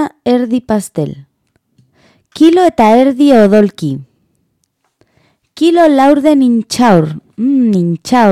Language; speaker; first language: Basque; non-native, learner; Spanish